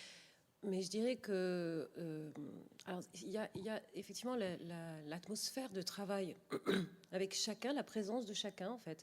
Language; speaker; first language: French; native; French